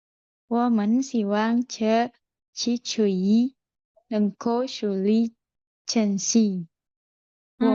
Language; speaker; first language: Chinese; non-native, learner; Indonesian